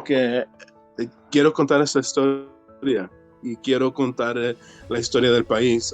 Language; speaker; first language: Spanish; early bilingual, heritage; Spanish